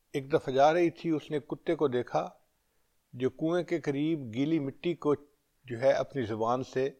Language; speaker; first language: Urdu; native; Urdu